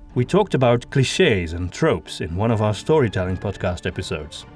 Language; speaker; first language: English; non-native, fluent; Dutch